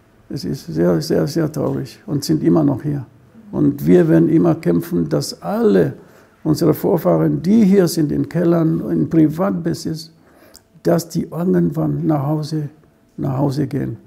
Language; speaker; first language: German; non-native, fluent; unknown